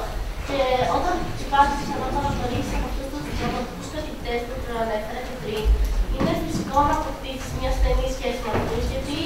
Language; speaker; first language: Greek; native; Greek